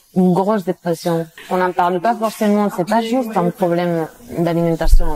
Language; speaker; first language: French; non-native, fluent; Spanish